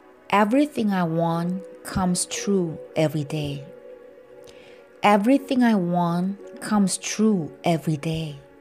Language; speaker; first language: English; non-native, fluent; Korean